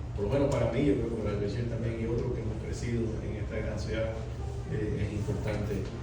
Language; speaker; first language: Spanish; early bilingual, heritage; Spanish